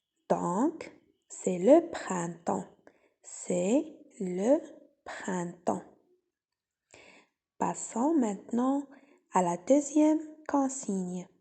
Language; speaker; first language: French; non-native, local second language; Arabic